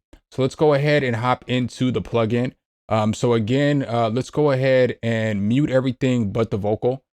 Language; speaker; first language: English; native; English